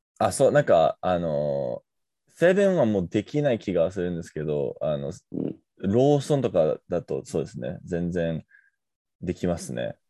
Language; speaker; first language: Japanese; non-native, fluent; English